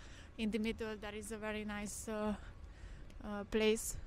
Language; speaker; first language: English; non-native, fluent; Hungarian